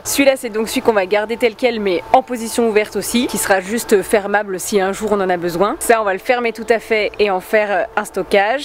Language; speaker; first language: French; native; French